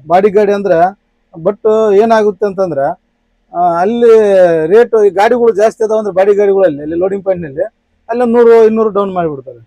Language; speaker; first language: Kannada; native; Kannada